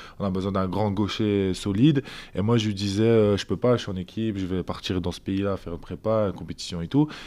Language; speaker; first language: French; early bilingual, other home language; Azerbaijani